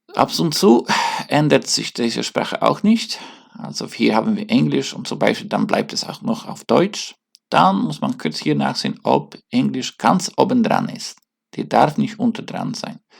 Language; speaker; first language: German; non-native, learner; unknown